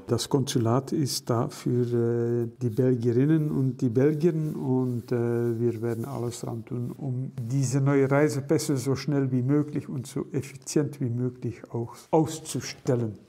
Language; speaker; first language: German; non-native, local second language; Dutch